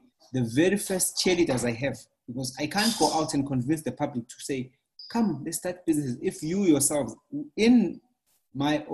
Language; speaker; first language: English; non-native, local second language; Zulu